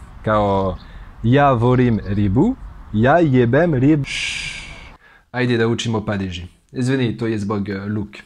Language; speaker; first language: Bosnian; non-native, learner; French